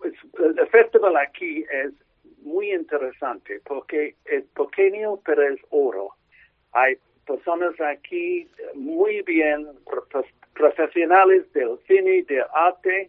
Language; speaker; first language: Spanish; non-native, learner; English